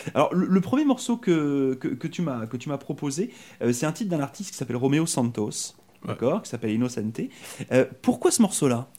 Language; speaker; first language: French; native; French